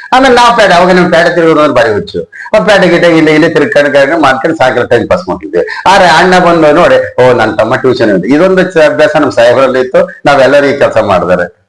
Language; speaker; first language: Kannada; native; Kannada